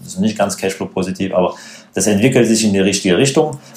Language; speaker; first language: German; non-native, fluent; French